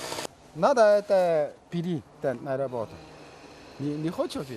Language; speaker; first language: Russian; non-native, learner; Korean